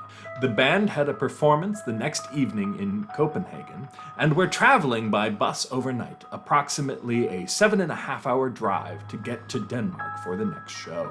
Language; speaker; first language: English; native; English